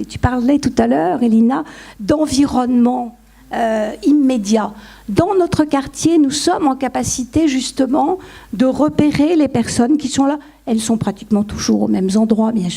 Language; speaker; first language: French; native; French